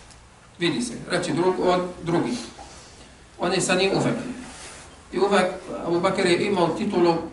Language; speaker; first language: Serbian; non-native, fluent; Arabic